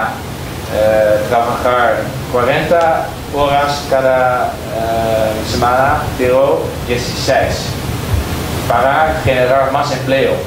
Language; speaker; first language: Spanish; non-native, learner; Dutch